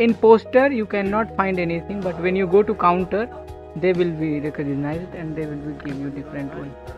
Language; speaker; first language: English; non-native, local second language; Hindi